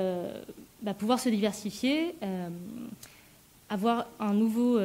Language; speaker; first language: French; native; French